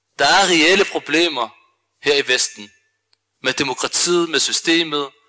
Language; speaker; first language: Danish; early bilingual, other home language; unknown